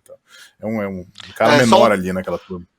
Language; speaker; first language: Portuguese; native; Portuguese